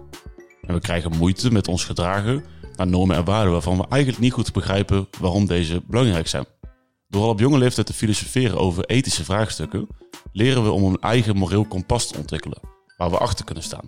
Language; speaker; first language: Dutch; native; Dutch